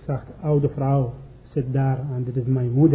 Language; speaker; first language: Dutch; non-native, learner; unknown